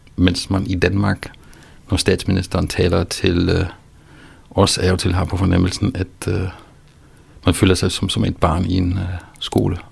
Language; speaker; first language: Danish; non-native, fluent; German